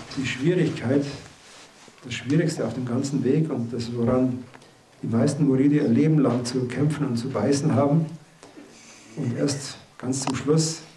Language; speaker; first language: German; native; German